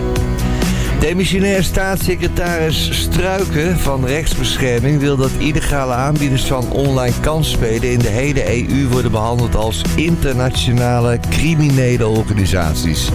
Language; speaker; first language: Dutch; native; Dutch